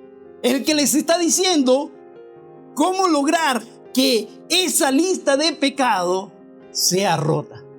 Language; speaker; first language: Spanish; native; Spanish